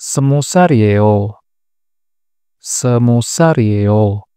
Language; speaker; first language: Korean; non-native, fluent; Indonesian